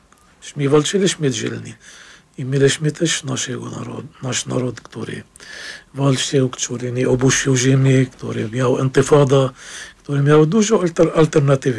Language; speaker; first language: Polish; non-native, fluent; Arabic